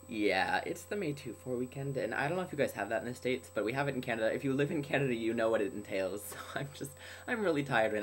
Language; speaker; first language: English; native; English